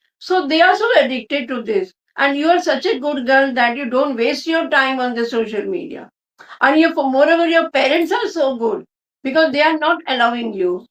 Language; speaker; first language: English; non-native, local second language; Hindi